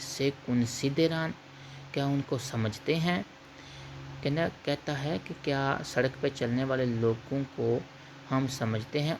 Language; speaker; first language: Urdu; non-native, local second language; Punjabi